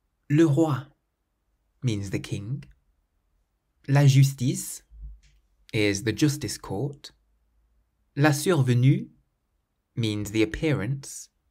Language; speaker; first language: English; native; English